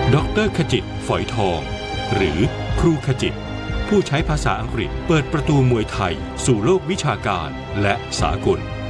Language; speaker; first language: Thai; native; Thai